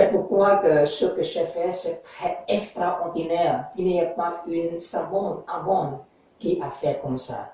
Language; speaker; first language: French; non-native, learner; English